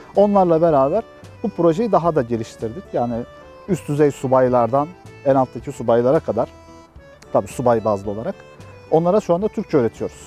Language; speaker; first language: Turkish; native; Turkish